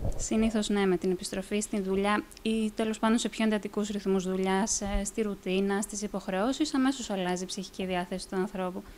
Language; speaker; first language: Greek; native; Greek